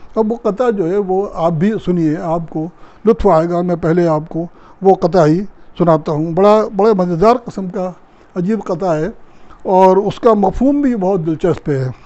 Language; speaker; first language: Urdu; native; Urdu